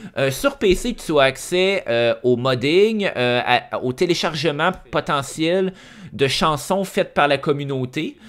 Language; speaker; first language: French; native; French